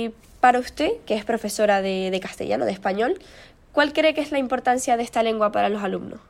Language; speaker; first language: Spanish; native; Spanish